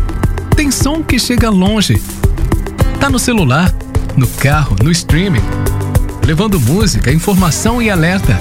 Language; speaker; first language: Portuguese; native; Portuguese